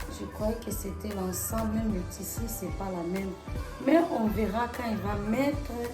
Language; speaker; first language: French; non-native, local second language; Lingala